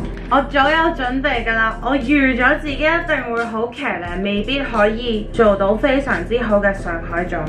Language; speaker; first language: Cantonese; early bilingual, other home language; English